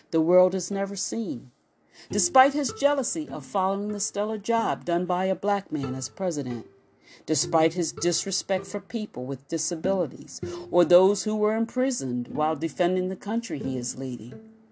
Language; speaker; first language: English; native; English